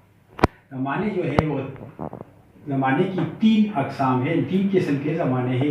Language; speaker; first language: Urdu; native; Urdu